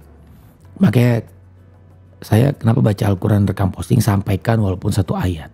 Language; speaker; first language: Indonesian; native; Indonesian